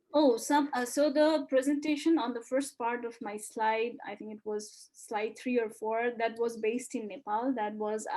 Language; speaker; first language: English; non-native, fluent; Nepali